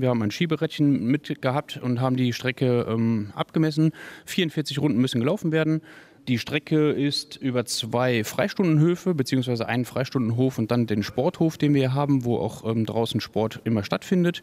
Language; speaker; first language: German; native; German